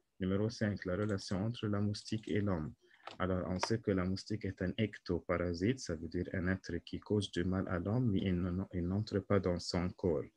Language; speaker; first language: French; non-native, local second language; Arabic